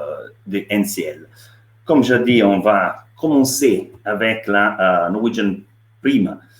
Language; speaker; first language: French; non-native, fluent; Italian